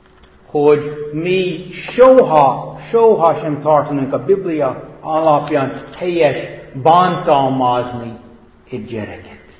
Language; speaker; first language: Hungarian; non-native, fluent; English